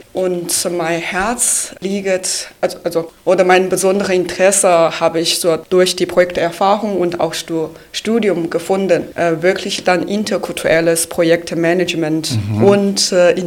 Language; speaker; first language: German; non-native, fluent; Chinese